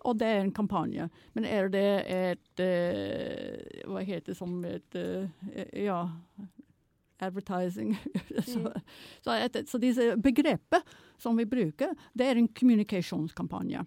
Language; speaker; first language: Norwegian; non-native, fluent; English